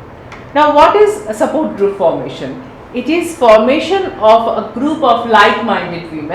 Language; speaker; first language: English; non-native, local second language; Bangla